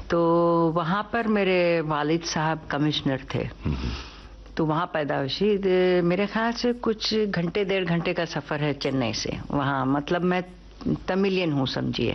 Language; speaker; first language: Hindi; non-native, local second language; Urdu